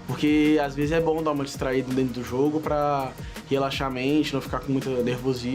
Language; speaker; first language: Portuguese; native; Portuguese